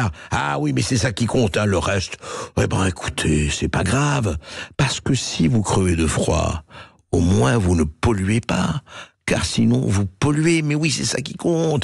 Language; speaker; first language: French; native; French